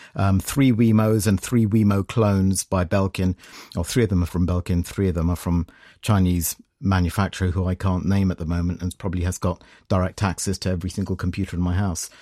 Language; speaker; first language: English; native; English